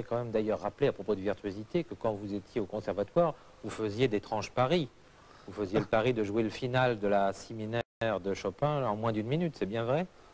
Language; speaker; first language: French; native; French